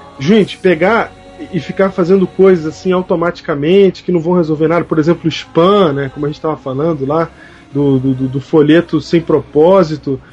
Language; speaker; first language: Portuguese; native; Portuguese